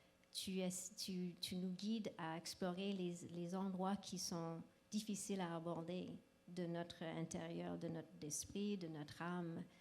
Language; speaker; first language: French; non-native, local second language; English